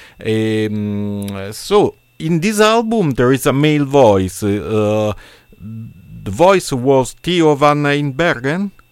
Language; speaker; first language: English; non-native, learner; Italian